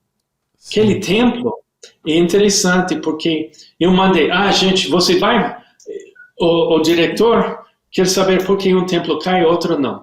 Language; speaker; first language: Portuguese; non-native, learner; English